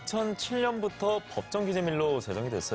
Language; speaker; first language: Korean; native; Korean